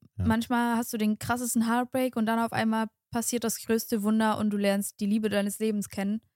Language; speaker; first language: German; native; German